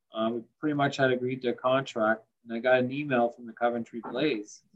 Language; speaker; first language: English; native; English